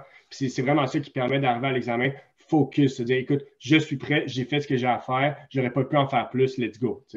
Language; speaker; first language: French; native; French